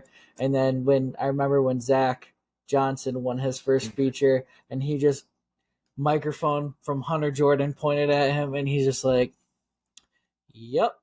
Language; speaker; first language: English; native; English